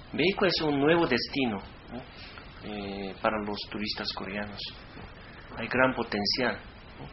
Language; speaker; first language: Spanish; non-native, fluent; Korean